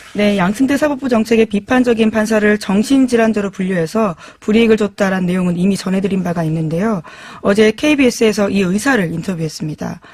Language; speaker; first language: Korean; native; Korean